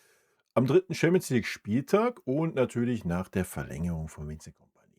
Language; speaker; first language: German; native; German